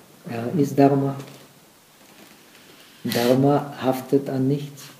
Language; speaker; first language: German; non-native, fluent; Czech